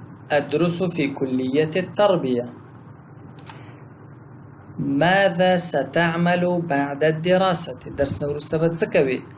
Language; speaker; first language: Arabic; non-native, fluent; Pashto